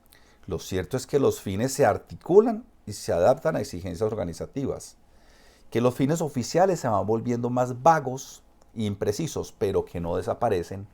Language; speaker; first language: Spanish; native; Spanish